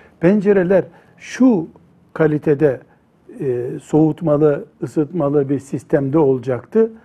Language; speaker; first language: Turkish; native; Turkish